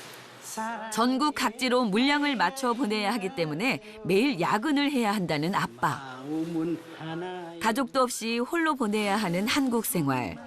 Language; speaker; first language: Korean; native; Korean